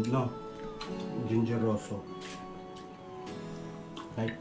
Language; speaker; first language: Italian; non-native, learner; Filipino